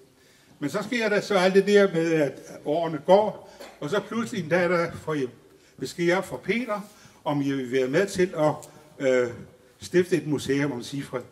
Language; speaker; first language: Danish; native; Danish